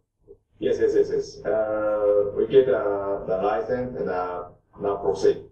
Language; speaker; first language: English; non-native, learner; Japanese